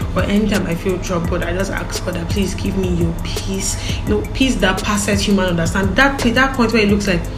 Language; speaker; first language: English; non-native, local second language; Igbo